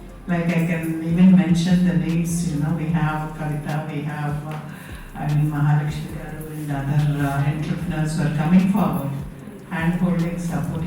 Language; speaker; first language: English; non-native, local second language; Telugu